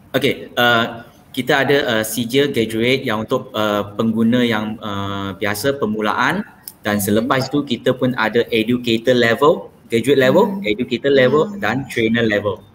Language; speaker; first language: Malay; non-native, local second language; Chinese